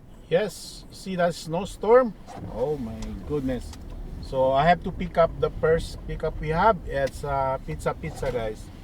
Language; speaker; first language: English; non-native, local second language; Filipino